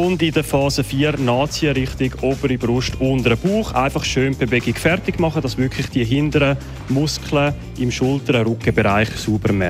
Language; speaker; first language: German; native; German